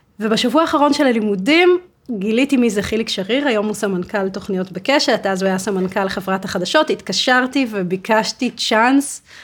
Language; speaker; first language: Hebrew; native; Hebrew